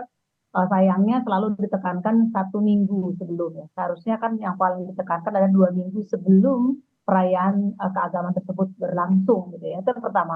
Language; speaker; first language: Indonesian; native; Indonesian